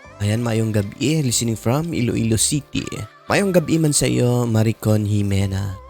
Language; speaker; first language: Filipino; non-native, local second language; Cebuano